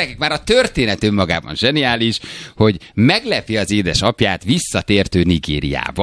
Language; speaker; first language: Hungarian; native; Hungarian